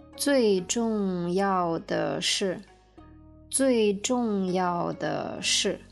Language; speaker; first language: Chinese; non-native, learner; Russian